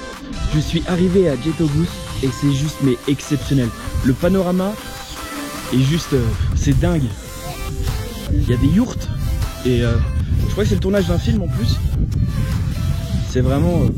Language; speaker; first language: French; native; French